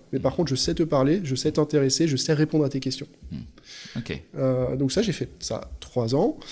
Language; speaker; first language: French; native; French